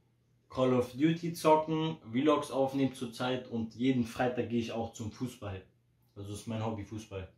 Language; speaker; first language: German; early bilingual, heritage; Polish